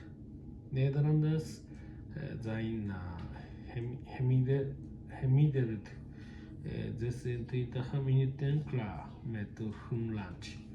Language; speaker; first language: Dutch; non-native, learner; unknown